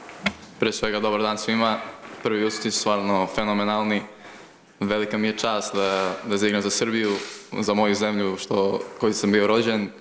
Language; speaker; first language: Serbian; early bilingual, heritage; Croatian